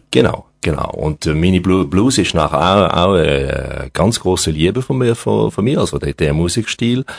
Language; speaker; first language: German; non-native, local second language; French